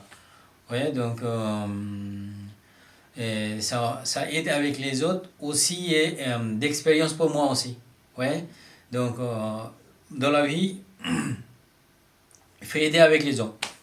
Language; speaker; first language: French; non-native, learner; Bangla